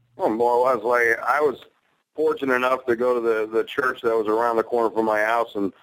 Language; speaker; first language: English; native; English